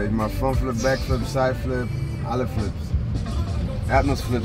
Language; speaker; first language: German; native; German